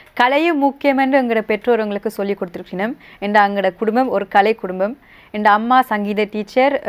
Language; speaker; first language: Tamil; early bilingual, heritage; Tamil